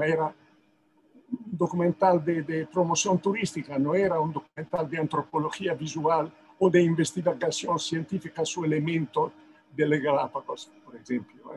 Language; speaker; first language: Spanish; non-native, fluent; Italian